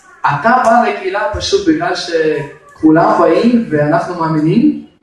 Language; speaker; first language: Hebrew; non-native, fluent; Russian